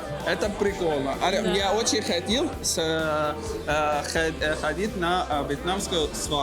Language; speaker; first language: Russian; non-native, learner; Arabic